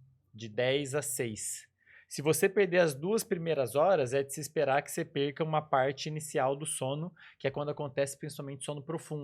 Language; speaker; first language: Portuguese; native; Portuguese